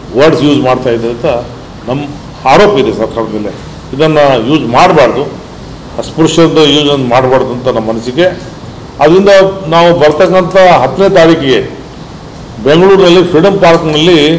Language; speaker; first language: Kannada; non-native, local second language; Lambadi